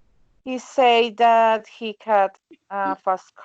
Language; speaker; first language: English; non-native, learner; Spanish